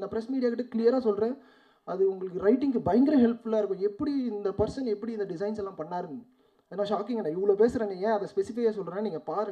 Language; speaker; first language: Tamil; native; Tamil